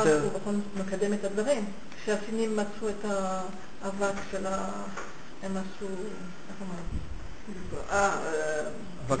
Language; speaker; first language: Hebrew; non-native, fluent; French